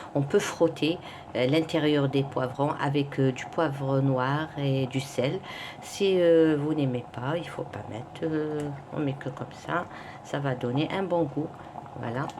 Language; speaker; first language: French; non-native, local second language; Arabic